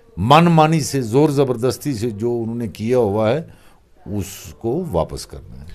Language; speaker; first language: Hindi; non-native, local second language; Kashmiri